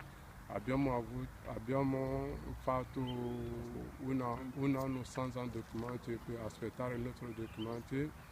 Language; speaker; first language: Italian; non-native, learner; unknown